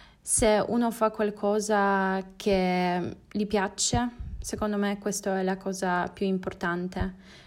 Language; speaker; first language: Italian; non-native, learner; Polish